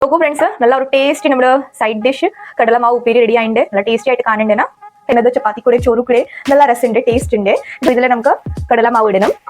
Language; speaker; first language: Malayalam; non-native, fluent; Hindi